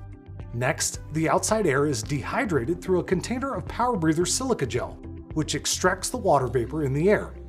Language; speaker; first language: English; native; English